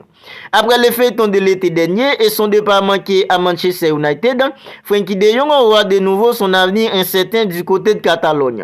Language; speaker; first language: French; native; French